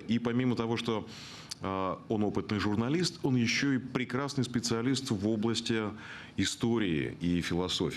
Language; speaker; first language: Russian; native; Russian